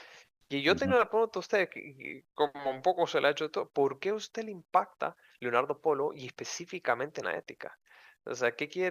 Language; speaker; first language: Spanish; native; Spanish